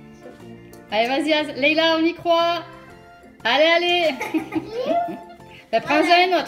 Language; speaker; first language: French; native; French